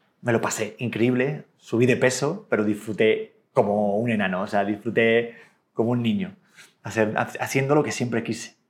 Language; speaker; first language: Spanish; native; Spanish